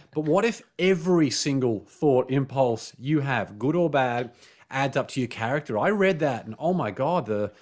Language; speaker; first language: English; native; English